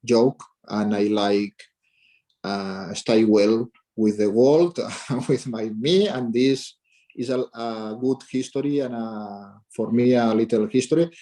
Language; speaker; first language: English; non-native, learner; Catalan